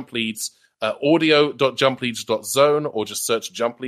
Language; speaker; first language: English; native; English